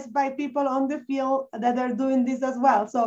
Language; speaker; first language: English; non-native, fluent; Spanish